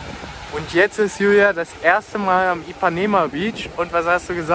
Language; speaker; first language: German; native; German